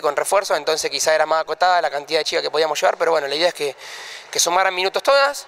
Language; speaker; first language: Spanish; native; Spanish